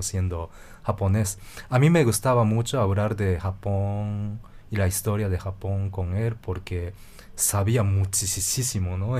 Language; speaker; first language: Spanish; non-native, fluent; Japanese